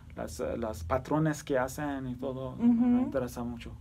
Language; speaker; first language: Spanish; early bilingual, other home language; Turkish